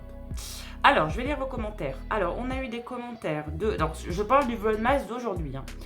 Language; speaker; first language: French; native; French